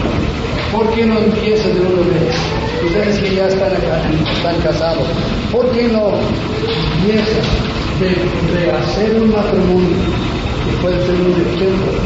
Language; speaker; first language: Spanish; non-native, fluent; English